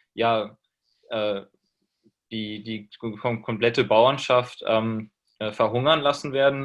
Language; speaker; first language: German; native; German